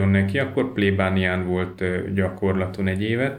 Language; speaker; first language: Hungarian; native; Hungarian